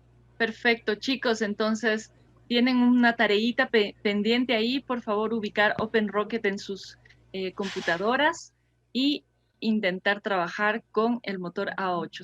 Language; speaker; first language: Spanish; native; Spanish